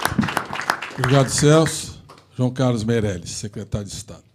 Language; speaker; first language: Portuguese; native; Portuguese